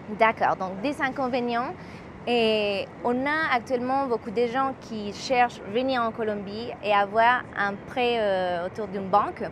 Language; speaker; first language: French; non-native, fluent; Spanish